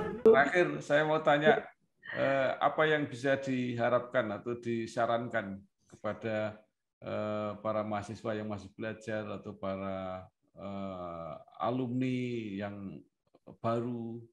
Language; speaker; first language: Indonesian; native; Indonesian